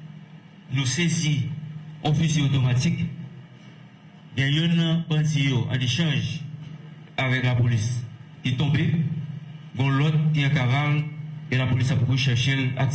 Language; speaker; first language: French; non-native, local second language; Haitian Creole